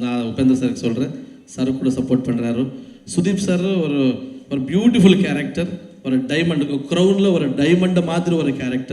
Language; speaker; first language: Tamil; non-native, learner; Kannada